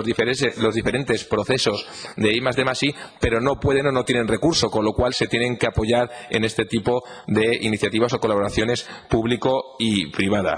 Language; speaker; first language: Spanish; native; Spanish